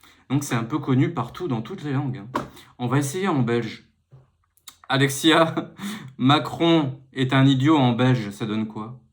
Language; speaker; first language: French; native; French